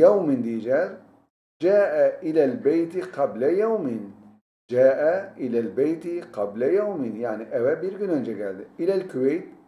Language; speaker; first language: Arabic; non-native, fluent; Turkish